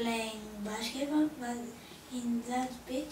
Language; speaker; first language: English; non-native, learner; Greek